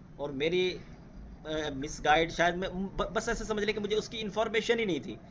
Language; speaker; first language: Urdu; non-native, local second language; Saraiki